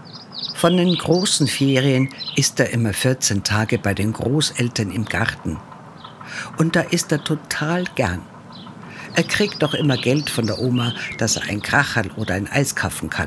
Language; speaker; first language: German; native; German